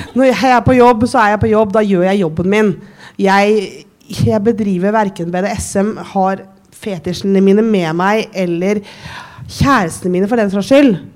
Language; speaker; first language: Norwegian; native; Norwegian